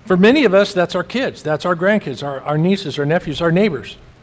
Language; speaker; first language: English; native; English